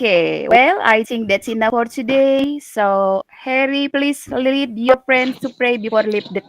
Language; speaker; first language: English; non-native, learner; Indonesian